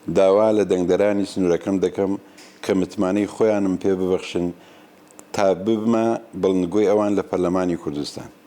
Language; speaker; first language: Central Kurdish; non-native, local second language; Gurani